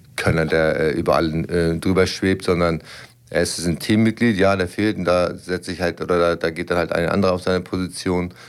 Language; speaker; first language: German; native; German